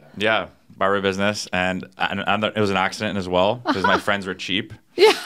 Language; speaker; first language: English; native; English